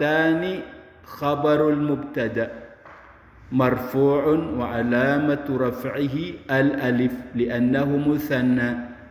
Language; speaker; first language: Arabic; non-native, fluent; Filipino